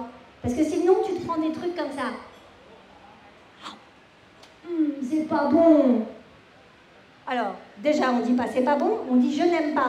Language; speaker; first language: French; native; French